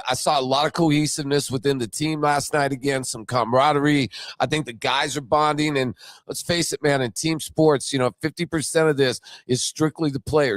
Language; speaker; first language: English; native; English